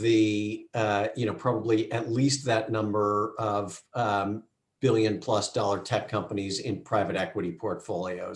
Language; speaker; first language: English; native; English